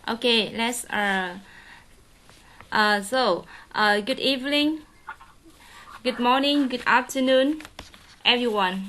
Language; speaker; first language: English; non-native, learner; Vietnamese